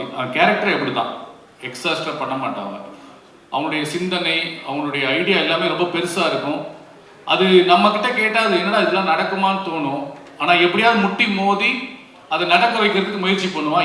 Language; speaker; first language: Tamil; native; Tamil